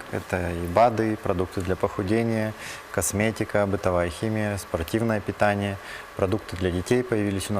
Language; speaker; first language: Russian; native; Russian